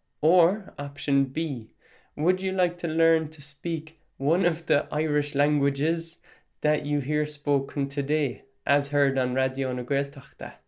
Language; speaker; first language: English; non-native, local second language; Irish